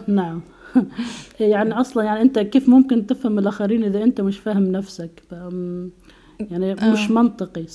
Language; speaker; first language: Arabic; native; Arabic